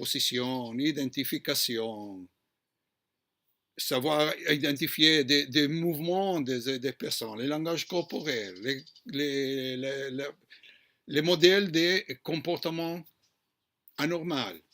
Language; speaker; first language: French; non-native, fluent; Hebrew